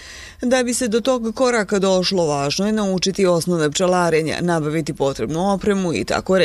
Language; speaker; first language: Serbian; native; Serbian